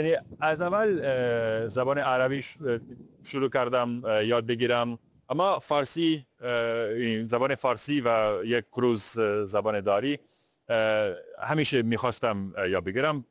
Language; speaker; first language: Persian; non-native, learner; English